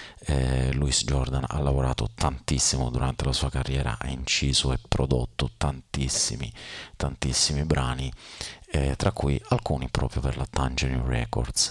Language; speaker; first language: Italian; native; Italian